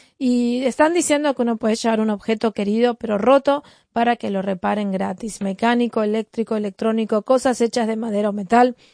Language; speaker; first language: Spanish; native; Spanish